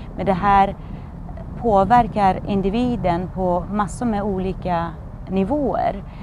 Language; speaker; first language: Swedish; non-native, fluent; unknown